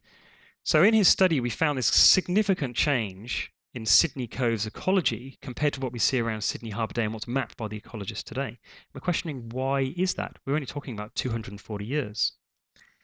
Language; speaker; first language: English; native; English